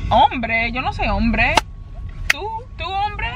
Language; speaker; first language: Spanish; early bilingual, heritage; Spanish